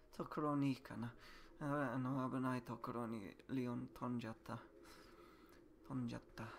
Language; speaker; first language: Japanese; non-native, learner; English